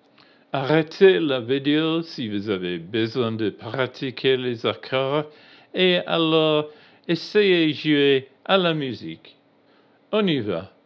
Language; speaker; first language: French; non-native, learner; English